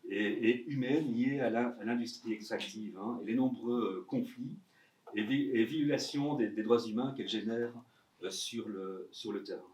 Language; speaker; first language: French; native; French